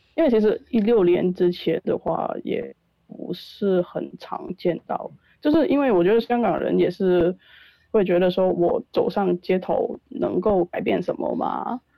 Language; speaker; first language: Chinese; non-native, local second language; Cantonese